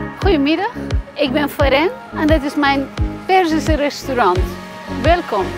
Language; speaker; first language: Dutch; non-native, fluent; Persian